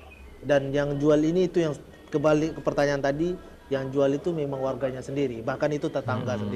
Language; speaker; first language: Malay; early bilingual, heritage; Indonesian